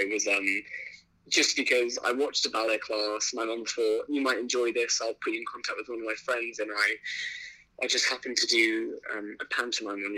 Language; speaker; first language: English; native; English